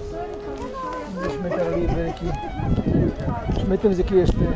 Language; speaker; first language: Portuguese; native; Portuguese